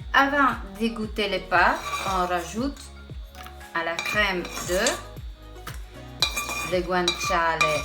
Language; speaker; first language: French; non-native, fluent; Italian